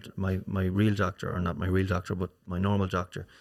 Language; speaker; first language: English; native; English